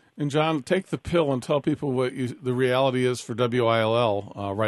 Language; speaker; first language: English; native; English